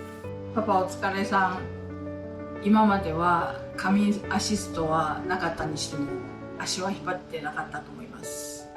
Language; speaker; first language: Japanese; early bilingual, heritage; Japanese